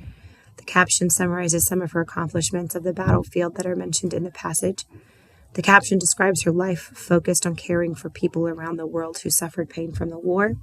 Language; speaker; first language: English; native; English